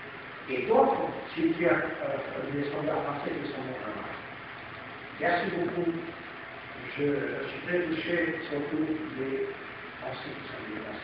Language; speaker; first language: French; non-native, fluent; Serbian